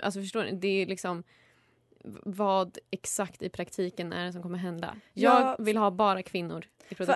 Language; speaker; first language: Swedish; native; Swedish